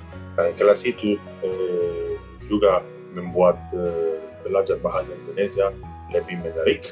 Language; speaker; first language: Indonesian; non-native, learner; Italian